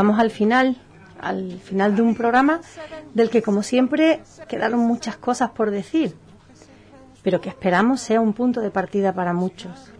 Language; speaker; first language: Spanish; native; Spanish